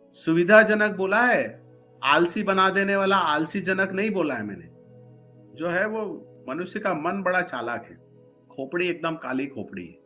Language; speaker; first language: Hindi; non-native, local second language; Marathi